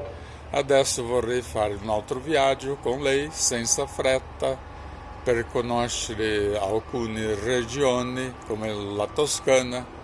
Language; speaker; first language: Italian; non-native, learner; Portuguese